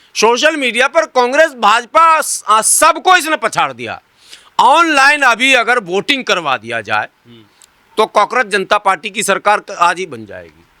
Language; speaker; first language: Hindi; native; Hindi